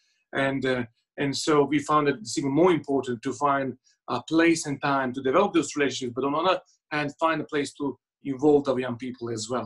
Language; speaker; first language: English; non-native, fluent; Serbian